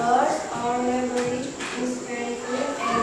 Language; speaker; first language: English; non-native, learner; Indonesian